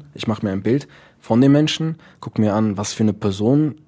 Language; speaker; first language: German; early bilingual, other home language; Dutch